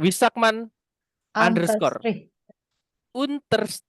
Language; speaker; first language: German; non-native, learner; Indonesian